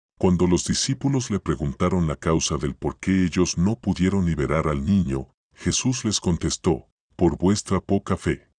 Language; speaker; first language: Spanish; native; Spanish